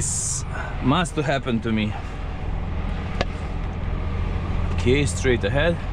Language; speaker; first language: English; non-native, learner; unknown